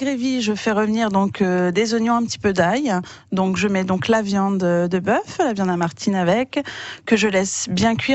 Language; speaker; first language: French; native; French